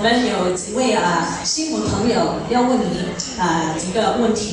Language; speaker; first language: Chinese; early bilingual, heritage; Chinese